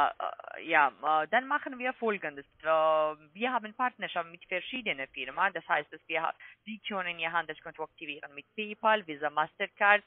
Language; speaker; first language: German; non-native, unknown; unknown